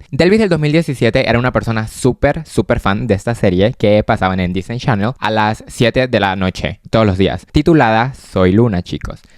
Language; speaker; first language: Spanish; native; Spanish